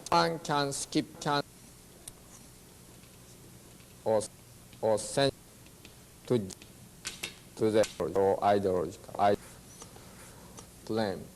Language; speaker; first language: English; non-native, learner; Japanese